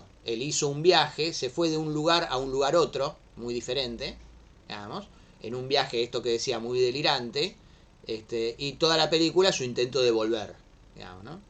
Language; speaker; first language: Spanish; native; Spanish